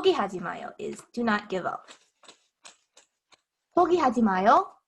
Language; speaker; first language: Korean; non-native, learner; English